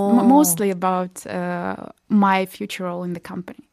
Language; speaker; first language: English; non-native, fluent; Belarusian